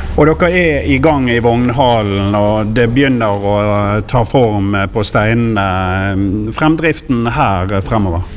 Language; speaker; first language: Norwegian; native; Norwegian